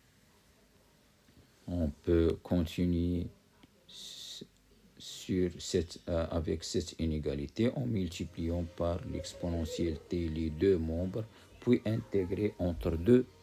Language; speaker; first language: French; non-native, local second language; Arabic